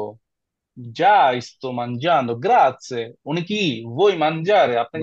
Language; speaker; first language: Italian; non-native, fluent; Bangla